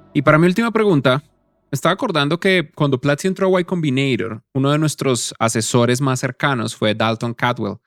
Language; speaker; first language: Spanish; native; Spanish